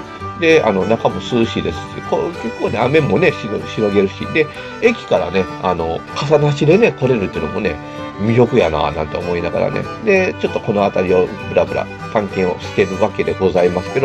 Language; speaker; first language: Japanese; native; Japanese